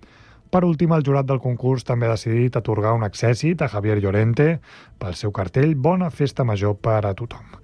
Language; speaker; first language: Catalan; native; Catalan